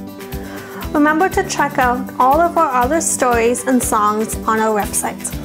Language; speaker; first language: English; native; English